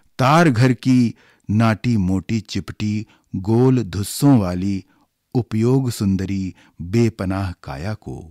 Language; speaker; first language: Hindi; native; Hindi